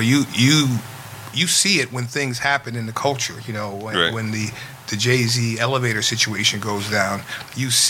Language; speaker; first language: English; native; English